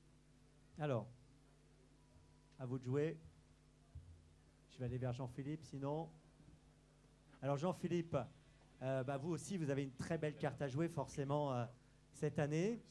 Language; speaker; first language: French; native; French